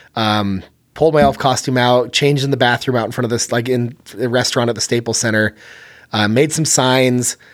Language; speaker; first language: English; native; English